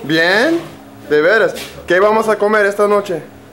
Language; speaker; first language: Spanish; non-native, fluent; English